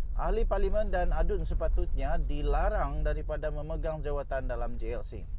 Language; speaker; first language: Malay; non-native, local second language; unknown